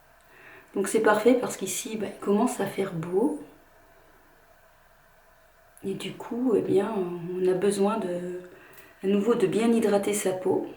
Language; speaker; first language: French; native; French